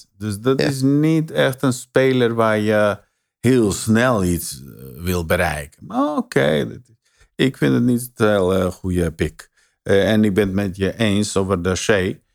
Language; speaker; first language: Dutch; non-native, fluent; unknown